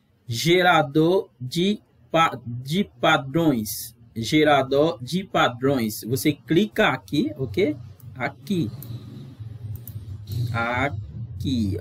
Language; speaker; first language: Portuguese; non-native, fluent; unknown